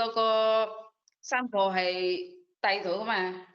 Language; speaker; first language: Cantonese; non-native, learner; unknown